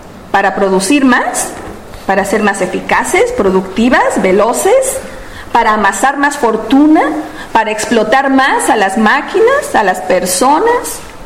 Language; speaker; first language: Spanish; native; Spanish